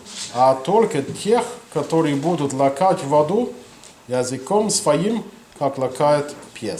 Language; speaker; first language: Russian; non-native, fluent; English